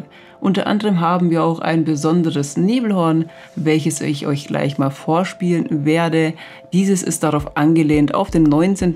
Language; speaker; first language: German; native; German